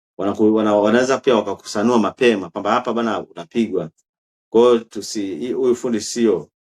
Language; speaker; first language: Swahili; native; Swahili